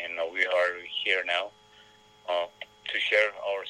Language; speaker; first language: English; non-native, learner; Amharic